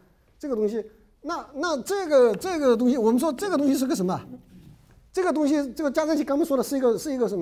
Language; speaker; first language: Chinese; native; Chinese